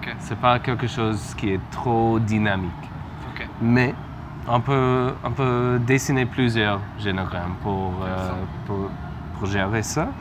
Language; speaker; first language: French; non-native, learner; English